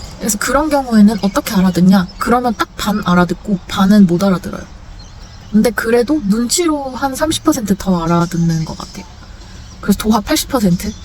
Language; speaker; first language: Korean; native; Korean